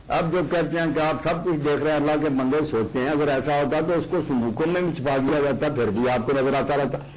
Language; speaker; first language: Urdu; non-native, local second language; Punjabi